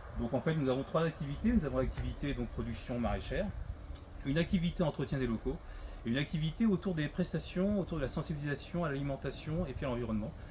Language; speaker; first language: French; native; French